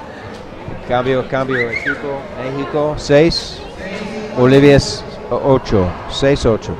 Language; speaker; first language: Spanish; non-native, learner; English